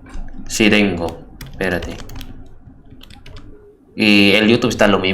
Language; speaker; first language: Spanish; non-native, fluent; Indonesian